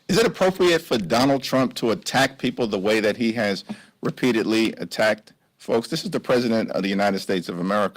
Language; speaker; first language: English; native; English